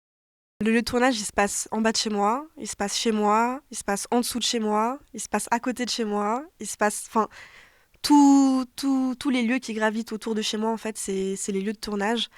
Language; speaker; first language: French; native; French